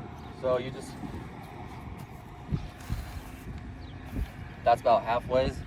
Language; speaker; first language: English; native; English